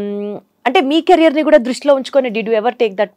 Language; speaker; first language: Telugu; native; Telugu